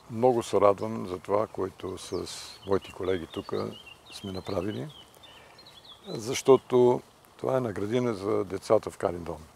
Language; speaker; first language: Bulgarian; early bilingual, heritage; Bulgarian